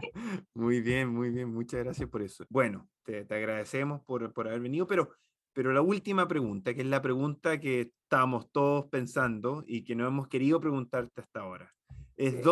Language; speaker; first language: Spanish; native; Spanish